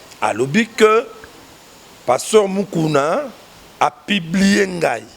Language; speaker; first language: Lingala; native; Lingala